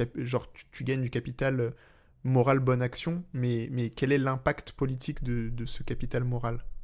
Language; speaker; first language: French; native; French